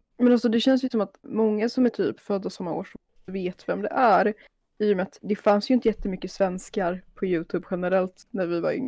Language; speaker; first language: Swedish; native; Swedish